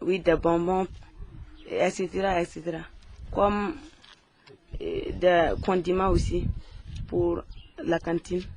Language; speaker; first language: French; non-native, local second language; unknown